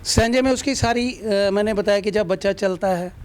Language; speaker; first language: Hindi; non-native, local second language; Punjabi